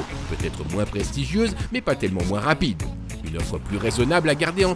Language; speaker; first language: French; native; French